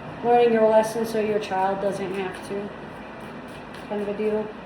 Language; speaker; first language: English; native; English